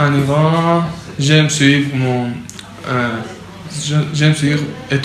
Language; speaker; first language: French; non-native, learner; Persian